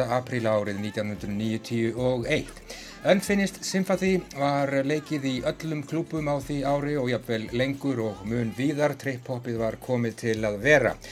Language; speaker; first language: Icelandic; native; Icelandic